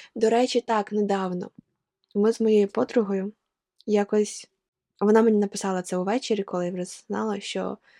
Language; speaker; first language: Ukrainian; non-native, local second language; Russian